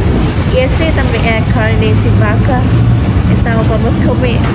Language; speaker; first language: Portuguese; non-native, learner; Thai